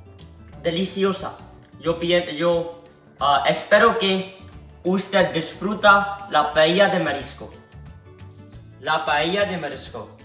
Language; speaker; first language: Spanish; non-native, learner; English